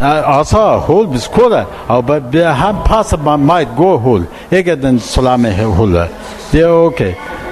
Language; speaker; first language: Danish; non-native, learner; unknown